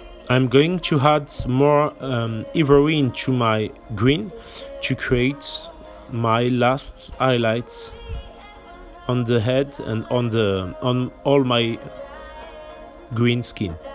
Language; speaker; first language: English; non-native, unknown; French